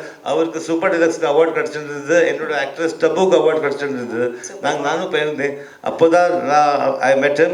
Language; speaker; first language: Tamil; early bilingual, heritage; Tamil